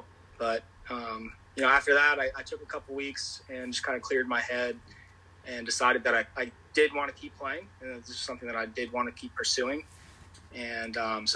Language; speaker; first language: English; native; English